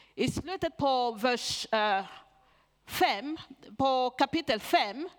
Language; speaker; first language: Swedish; non-native, fluent; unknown